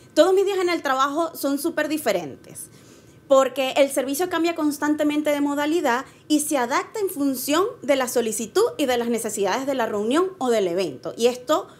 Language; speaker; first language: Spanish; native; Spanish